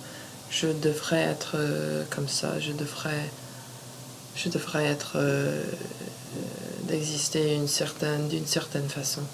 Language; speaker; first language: French; non-native, fluent; English